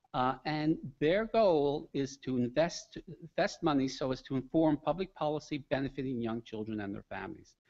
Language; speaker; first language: English; native; English